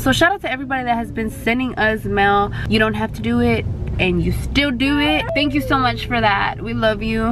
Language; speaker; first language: English; native; English